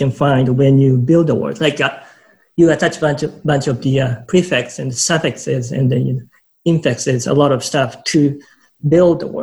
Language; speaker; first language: English; non-native, fluent; Japanese